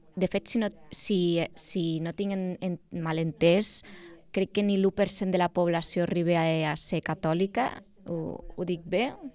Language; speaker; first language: Catalan; native; Catalan